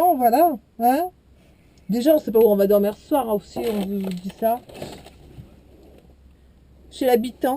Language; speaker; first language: French; native; French